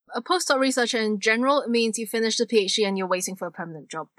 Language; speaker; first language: English; non-native, local second language; Cantonese